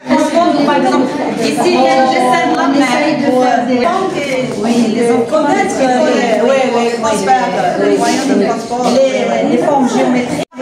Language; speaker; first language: French; non-native, local second language; Arabic